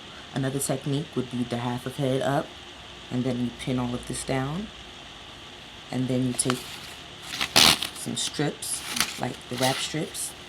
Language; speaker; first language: English; native; English